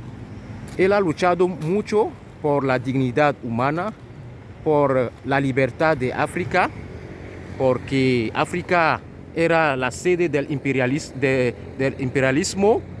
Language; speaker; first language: Spanish; non-native, fluent; French